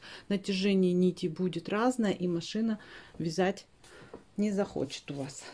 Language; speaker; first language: Russian; native; Russian